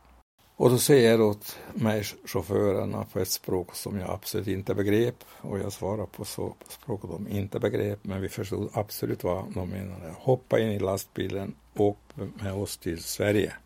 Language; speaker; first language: Swedish; non-native, fluent; Hungarian